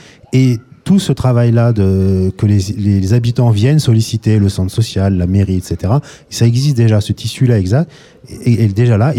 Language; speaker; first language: French; native; French